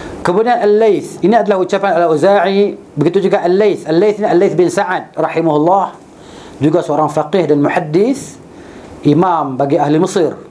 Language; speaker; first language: Malay; native; Malay